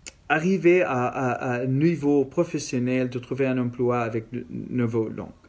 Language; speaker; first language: French; non-native, learner; Arabic